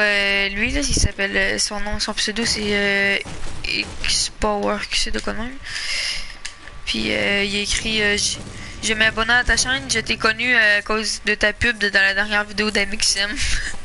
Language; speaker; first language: French; native; French